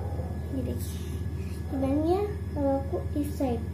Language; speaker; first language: Hindi; native; Hindi